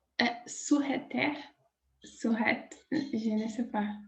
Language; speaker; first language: French; non-native, learner; Portuguese